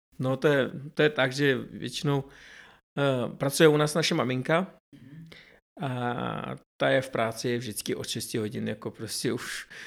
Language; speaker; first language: Czech; early bilingual, other home language; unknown